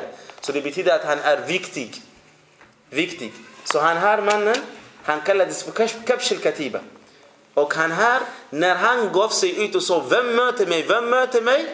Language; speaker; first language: Swedish; early bilingual, other home language; Arabic